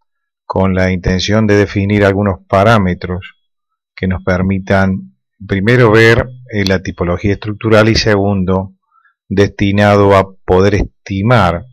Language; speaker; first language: Spanish; native; Spanish